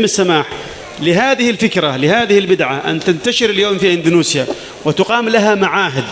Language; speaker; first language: Arabic; native; Arabic